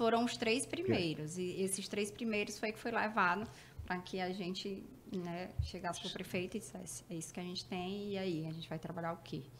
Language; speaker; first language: Portuguese; native; Portuguese